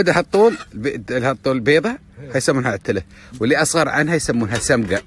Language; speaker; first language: Arabic; native; Arabic